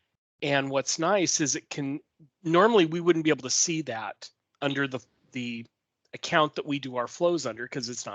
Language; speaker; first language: English; native; English